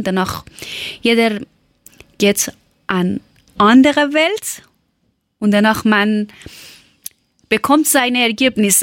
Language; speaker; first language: German; non-native, learner; Persian